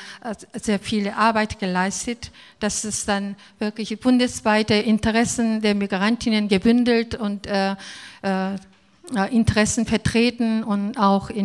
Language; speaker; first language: German; non-native, fluent; Korean